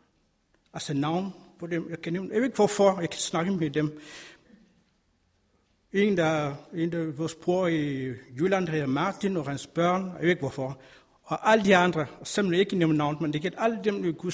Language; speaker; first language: Danish; non-native, learner; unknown